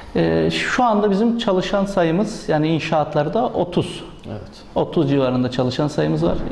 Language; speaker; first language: Turkish; native; Turkish